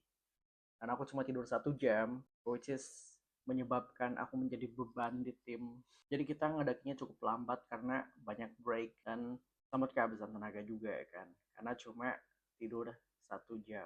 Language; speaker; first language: Indonesian; native; Indonesian